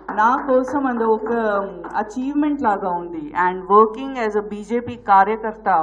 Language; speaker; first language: Telugu; non-native, learner; Gujarati